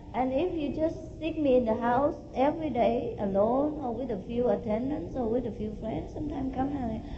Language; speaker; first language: English; non-native, fluent; Vietnamese